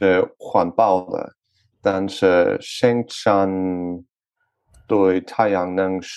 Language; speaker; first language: Chinese; non-native, learner; French